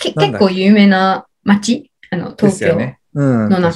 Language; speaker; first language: Japanese; non-native, learner; English